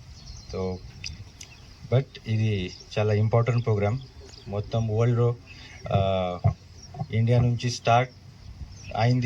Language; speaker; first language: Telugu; non-native, learner; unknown